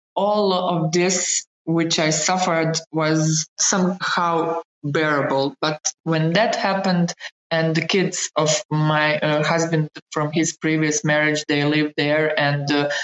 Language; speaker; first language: English; non-native, fluent; Bosnian